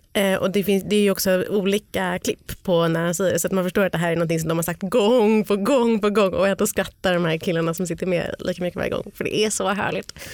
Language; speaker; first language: Swedish; native; Swedish